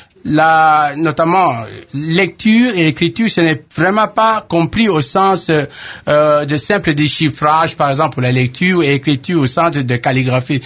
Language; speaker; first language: French; non-native, local second language; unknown